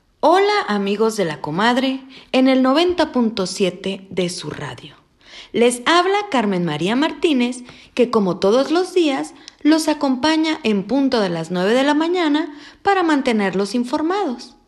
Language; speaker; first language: Spanish; native; Spanish